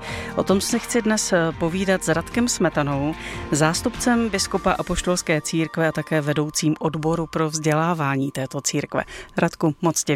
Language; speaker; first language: Czech; native; Czech